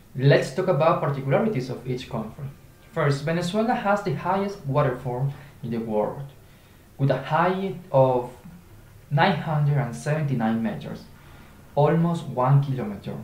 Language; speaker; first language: English; non-native, learner; Spanish